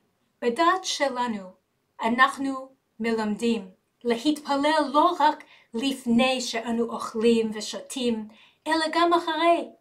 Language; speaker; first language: Hebrew; non-native, learner; English